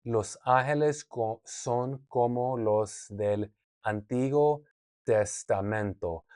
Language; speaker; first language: Spanish; non-native, learner; English